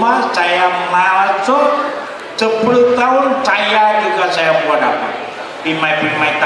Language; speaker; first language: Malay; non-native, local second language; Tamil